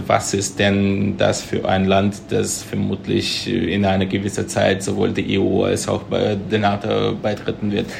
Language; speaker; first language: German; non-native, fluent; Russian